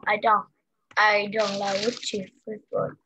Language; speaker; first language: English; non-native, learner; Vietnamese